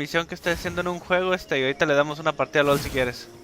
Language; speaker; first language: Spanish; native; Spanish